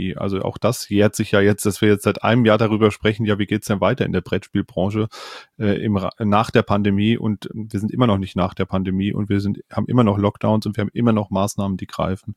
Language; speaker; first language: German; native; German